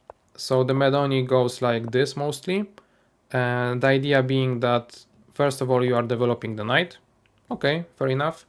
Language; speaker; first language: English; non-native, fluent; Polish